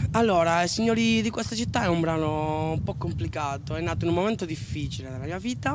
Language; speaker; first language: Italian; native; Italian